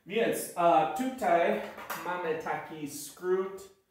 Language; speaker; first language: Polish; non-native, learner; English